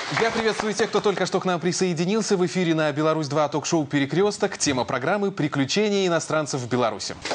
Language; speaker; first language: Russian; native; Russian